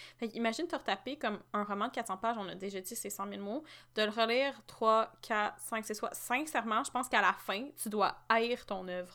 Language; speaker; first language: French; native; French